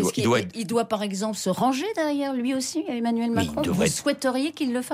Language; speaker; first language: French; native; French